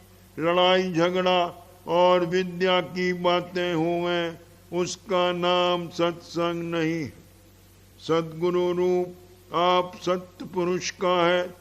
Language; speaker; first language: Hindi; native; Hindi